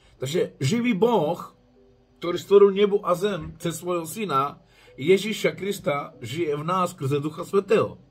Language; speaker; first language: Slovak; non-native, local second language; Romany